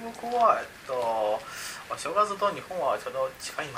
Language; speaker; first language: Japanese; non-native, learner; Chinese